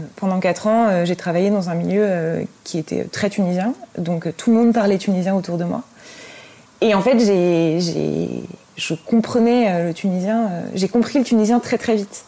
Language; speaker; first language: French; early bilingual, other home language; Arabic